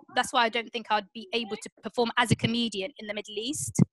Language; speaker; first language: English; native; English